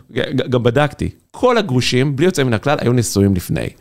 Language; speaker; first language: Hebrew; native; Hebrew